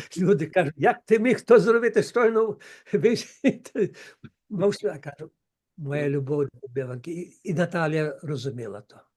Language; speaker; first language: Ukrainian; early bilingual, heritage; Ukrainian